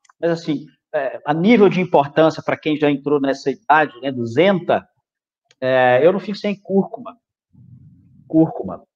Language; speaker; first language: Portuguese; native; Portuguese